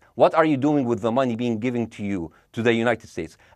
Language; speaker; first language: English; non-native, fluent; Arabic